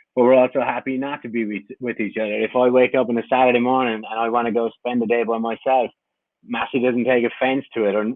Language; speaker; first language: English; native; English